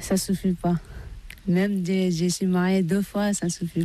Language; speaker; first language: French; non-native, learner; Tibetan